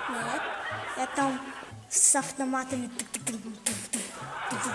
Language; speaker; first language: Russian; non-native, learner; Tajik